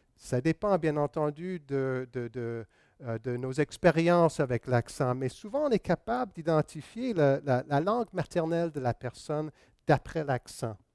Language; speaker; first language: French; non-native, local second language; English